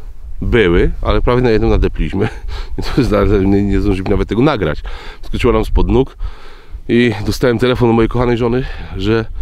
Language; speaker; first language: Polish; native; Polish